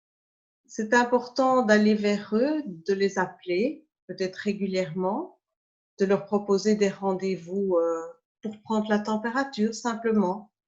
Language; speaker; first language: French; native; French